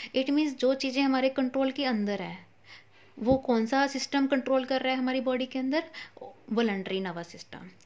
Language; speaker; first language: Hindi; non-native, local second language; Punjabi